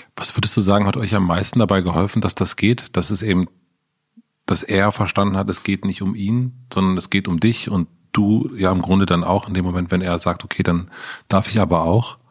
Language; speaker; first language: German; native; German